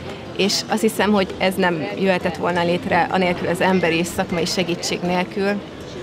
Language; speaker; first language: Hungarian; native; Hungarian